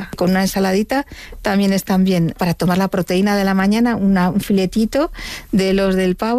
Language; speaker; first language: Spanish; native; Spanish